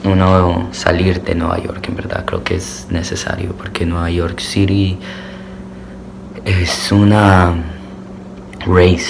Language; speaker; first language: Spanish; early bilingual, heritage; Spanish